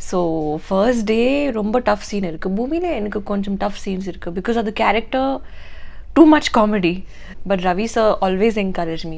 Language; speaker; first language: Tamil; non-native, learner; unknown